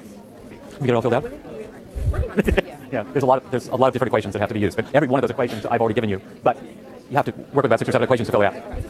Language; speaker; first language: English; native; English